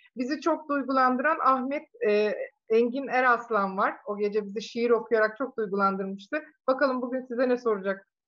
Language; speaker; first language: Turkish; native; Turkish